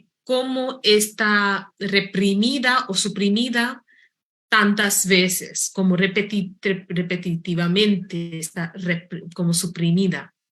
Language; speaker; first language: Spanish; non-native, fluent; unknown